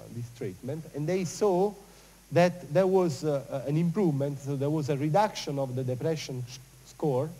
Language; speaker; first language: English; non-native, fluent; Italian